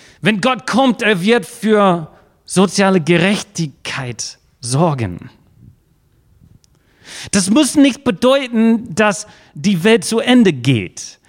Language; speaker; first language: German; non-native, fluent; English